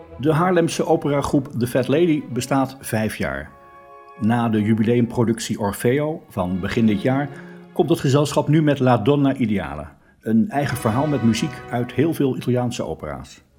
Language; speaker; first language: Dutch; native; Dutch